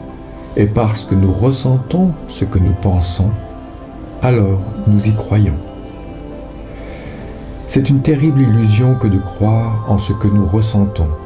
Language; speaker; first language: French; native; French